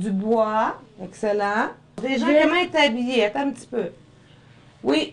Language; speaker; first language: French; native; French